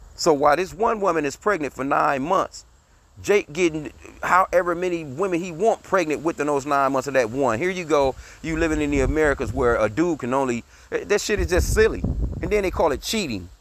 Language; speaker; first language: English; native; English